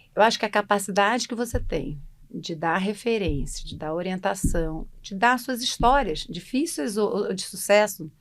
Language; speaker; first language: Portuguese; native; Portuguese